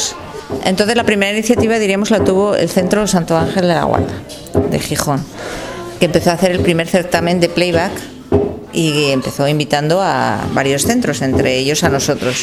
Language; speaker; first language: Spanish; native; Spanish